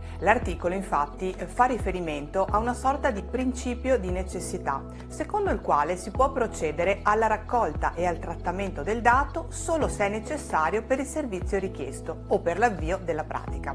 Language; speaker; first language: Italian; native; Italian